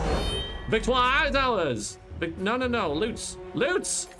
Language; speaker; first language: English; native; English